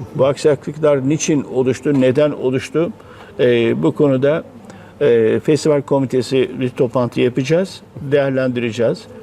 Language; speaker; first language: Turkish; native; Turkish